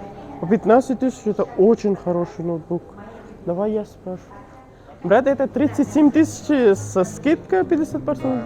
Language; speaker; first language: Russian; non-native, learner; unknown